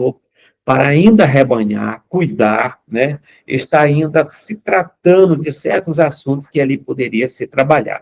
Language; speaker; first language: Portuguese; native; Portuguese